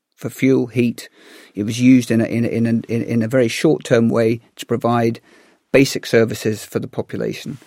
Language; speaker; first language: English; native; English